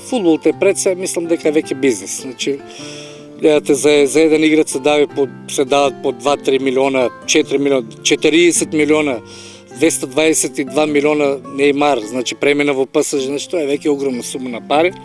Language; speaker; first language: Macedonian; native; Macedonian